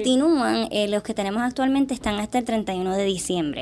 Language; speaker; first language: Spanish; native; Spanish